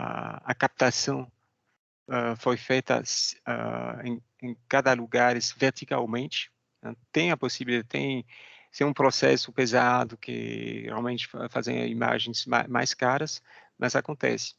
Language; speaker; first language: Portuguese; non-native, fluent; French